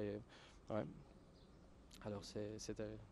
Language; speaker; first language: French; non-native, fluent; German